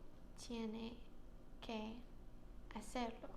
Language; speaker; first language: Spanish; non-native, learner; English